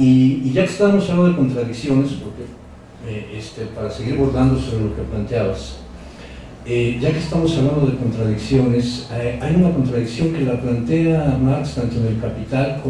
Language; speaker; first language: Spanish; native; Spanish